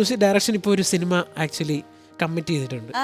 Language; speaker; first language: Malayalam; native; Malayalam